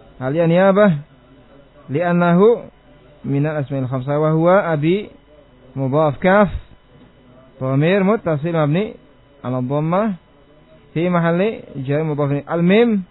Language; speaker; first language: Arabic; non-native, fluent; Indonesian